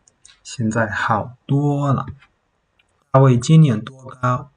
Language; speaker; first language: Chinese; non-native, fluent; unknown